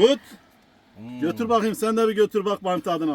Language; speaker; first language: Turkish; native; Turkish